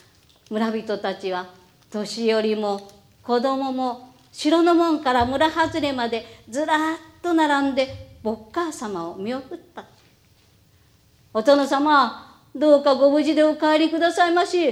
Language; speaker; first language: Japanese; native; Japanese